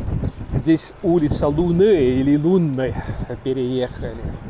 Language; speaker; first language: Russian; non-native, local second language; Estonian